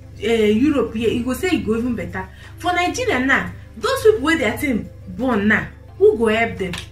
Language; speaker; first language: Nigerian Pidgin; non-native, local second language; Igbo